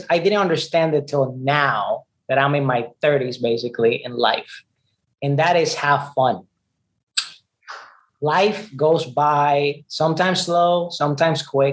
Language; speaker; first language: English; non-native, fluent; Spanish